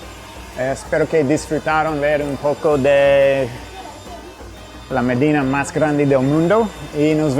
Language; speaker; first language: Spanish; non-native, fluent; English